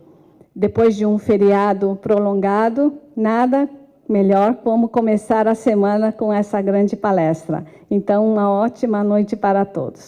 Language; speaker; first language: Portuguese; non-native, fluent; Japanese